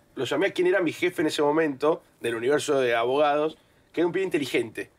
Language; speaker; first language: Spanish; native; Spanish